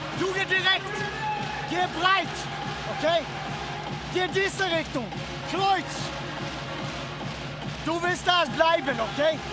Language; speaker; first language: German; non-native, learner; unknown